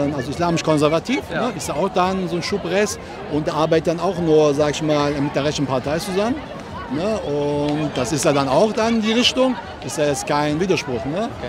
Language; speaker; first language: German; early bilingual, other home language; Turkish